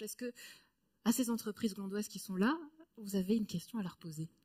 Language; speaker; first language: French; native; French